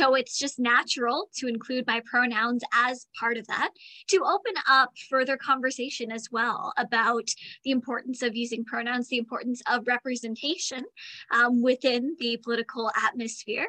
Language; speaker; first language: English; native; English